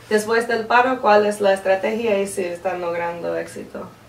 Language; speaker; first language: Spanish; non-native, fluent; English